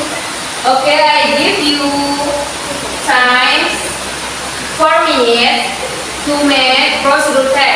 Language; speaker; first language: English; non-native, learner; Indonesian